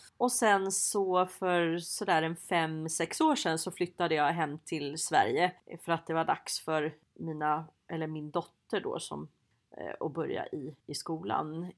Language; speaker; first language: Swedish; native; Swedish